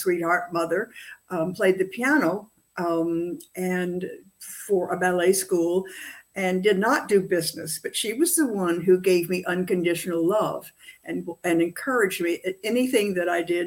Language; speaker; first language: English; native; English